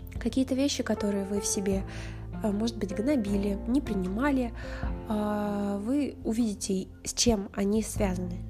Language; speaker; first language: Russian; native; Russian